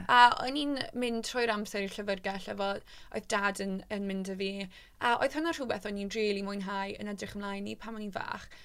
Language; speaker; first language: Welsh; non-native, local second language; English